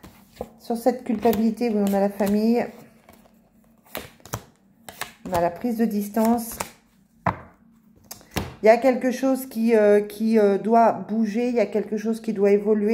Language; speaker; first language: French; native; French